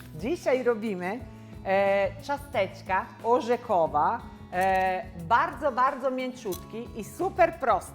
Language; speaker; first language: Polish; non-native, learner; Italian